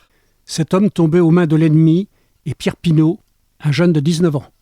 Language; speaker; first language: French; native; French